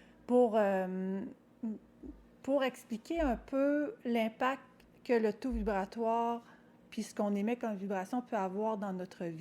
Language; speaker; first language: French; native; French